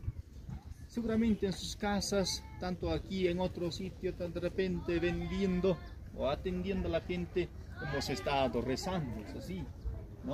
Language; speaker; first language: Spanish; native; Spanish